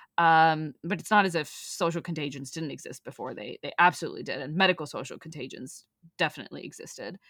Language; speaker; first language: English; early bilingual, other home language; Urdu